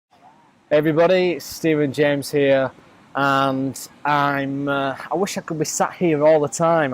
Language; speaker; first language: English; native; English